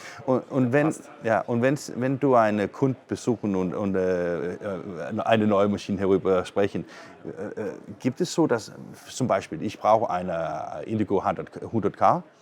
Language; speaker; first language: German; non-native, learner; Danish